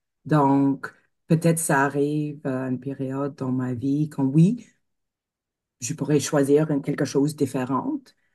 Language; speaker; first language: French; non-native, fluent; English